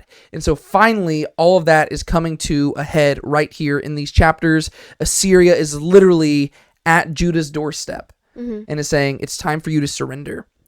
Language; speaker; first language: English; native; English